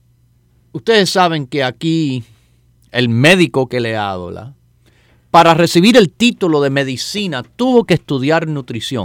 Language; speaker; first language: Spanish; native; Spanish